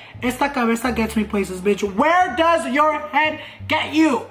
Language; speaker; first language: English; early bilingual, other home language; Spanish